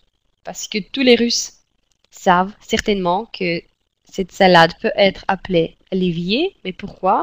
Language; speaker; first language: French; non-native, fluent; Russian